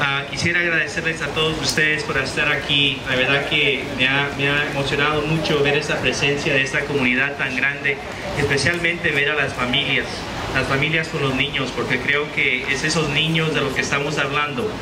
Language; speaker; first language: Spanish; early bilingual, heritage; Spanish